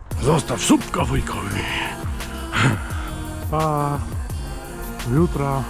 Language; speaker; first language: Polish; native; Polish